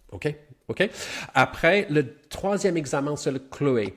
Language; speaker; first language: French; non-native, fluent; English